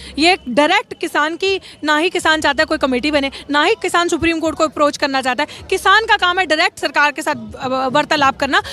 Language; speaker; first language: Hindi; native; Hindi